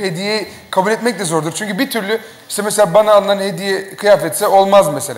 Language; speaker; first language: Turkish; native; Turkish